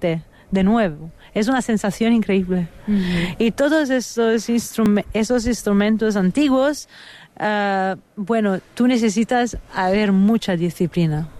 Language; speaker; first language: Spanish; non-native, fluent; Italian